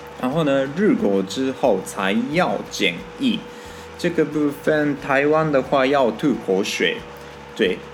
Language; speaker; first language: Chinese; non-native, fluent; Japanese